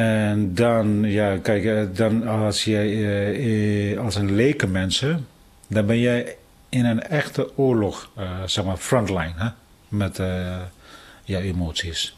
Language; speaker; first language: Dutch; non-native, fluent; Tibetan